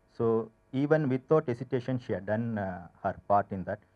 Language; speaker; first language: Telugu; non-native, learner; Tamil